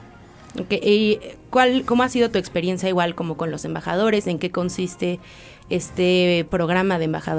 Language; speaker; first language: Spanish; native; Spanish